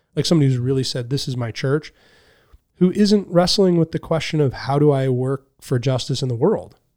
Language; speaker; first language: English; native; English